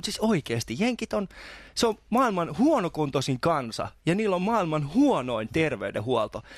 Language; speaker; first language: Finnish; early bilingual, other home language; Persian